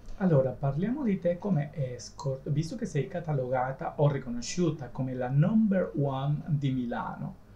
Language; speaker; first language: Italian; non-native, fluent; Spanish